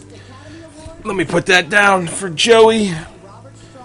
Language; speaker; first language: English; native; English